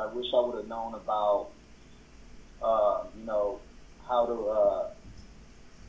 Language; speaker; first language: English; early bilingual, other home language; Spanish